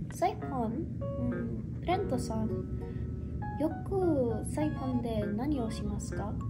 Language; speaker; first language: Japanese; non-native, learner; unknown